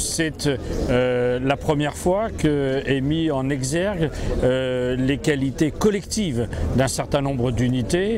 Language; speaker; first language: French; native; French